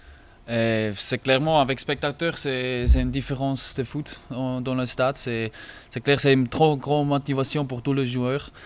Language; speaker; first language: French; non-native, learner; German